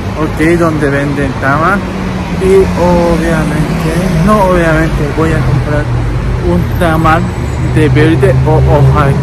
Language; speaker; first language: Spanish; non-native, learner; Japanese